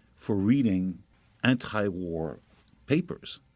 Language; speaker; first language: English; non-native, fluent; French